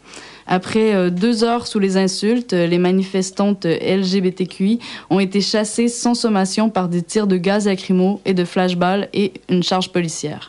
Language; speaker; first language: French; native; French